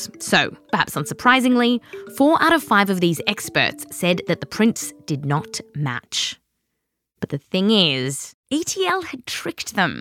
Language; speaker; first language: English; native; English